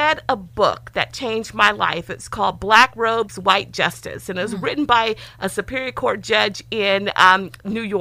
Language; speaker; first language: English; native; English